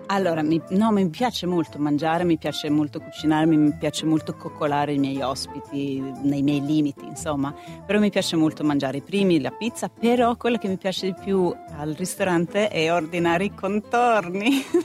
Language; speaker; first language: Italian; non-native, fluent; Swedish